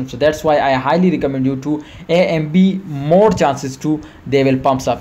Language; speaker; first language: English; non-native, learner; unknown